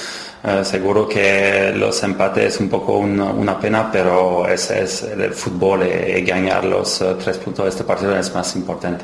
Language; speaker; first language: Spanish; non-native, learner; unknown